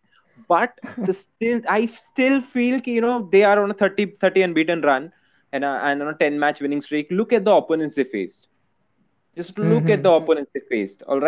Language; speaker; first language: English; non-native, local second language; Hindi